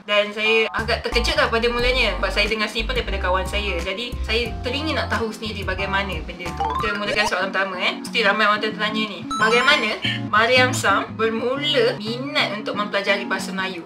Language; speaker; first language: Malay; native; Malay